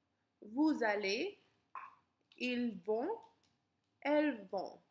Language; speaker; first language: French; non-native, learner; English